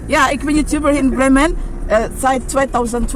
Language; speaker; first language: German; non-native, learner; Filipino